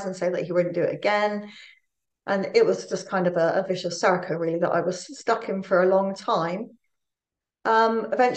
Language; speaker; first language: English; native; English